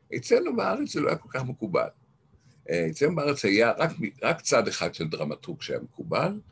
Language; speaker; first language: Hebrew; non-native, local second language; German